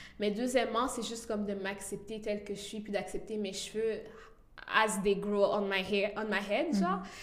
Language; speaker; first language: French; early bilingual, other home language; Rundi